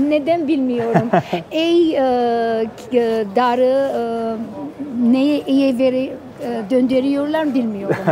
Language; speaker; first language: Turkish; non-native, fluent; Arabic